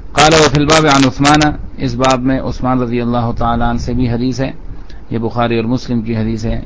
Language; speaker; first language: Urdu; non-native, local second language; Pashto